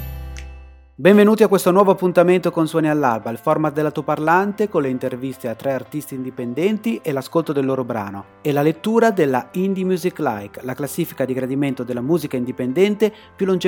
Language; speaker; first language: Italian; native; Italian